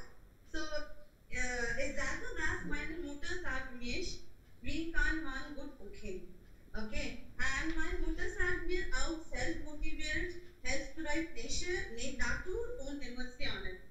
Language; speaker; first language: German; non-native, learner; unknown